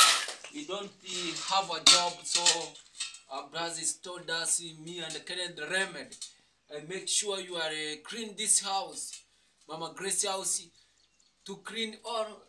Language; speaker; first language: English; non-native, learner; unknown